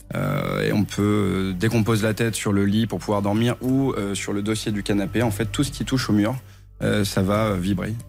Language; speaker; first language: French; native; French